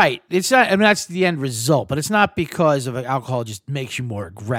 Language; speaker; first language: English; native; English